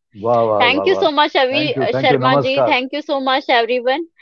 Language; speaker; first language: Hindi; native; Hindi